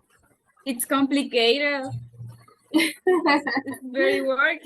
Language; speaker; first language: English; non-native, learner; Spanish